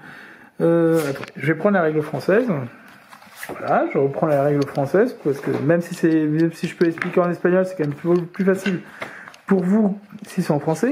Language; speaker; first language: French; native; French